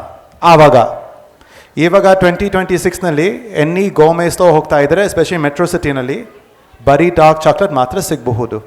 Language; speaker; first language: Kannada; non-native, fluent; English